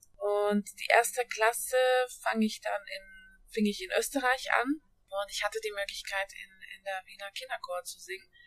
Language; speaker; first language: German; early bilingual, other home language; Hungarian